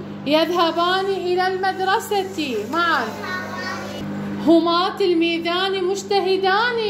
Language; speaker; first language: Arabic; native; Arabic